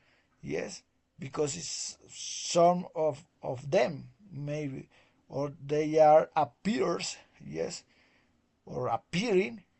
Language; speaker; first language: English; non-native, learner; Spanish